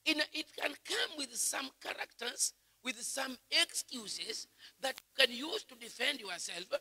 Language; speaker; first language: English; non-native, local second language; Swahili